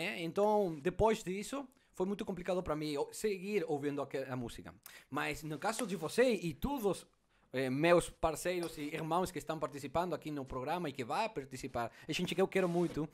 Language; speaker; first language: Portuguese; non-native, learner; Spanish